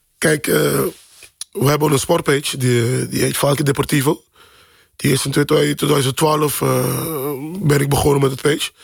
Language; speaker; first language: Dutch; non-native, local second language; Papiamento